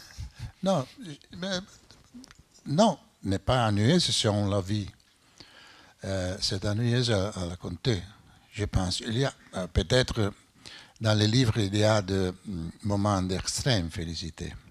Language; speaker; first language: French; non-native, fluent; Italian